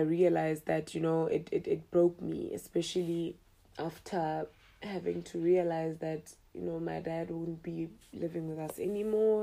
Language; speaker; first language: English; non-native, local second language; Tswana